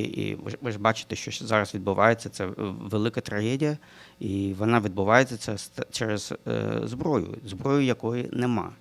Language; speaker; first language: Ukrainian; non-native, local second language; Russian